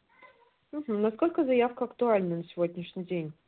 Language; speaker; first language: Russian; native; Russian